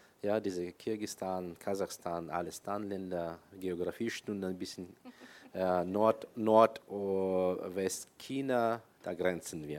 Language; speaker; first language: German; non-native, fluent; Kyrgyz